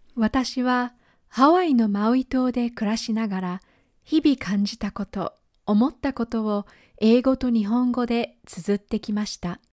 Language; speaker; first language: Japanese; native; Japanese